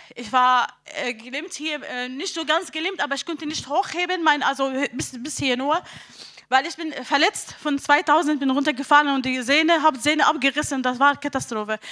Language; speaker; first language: German; non-native, learner; Arabic